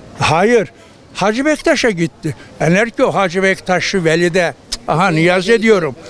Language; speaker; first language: Turkish; native; Turkish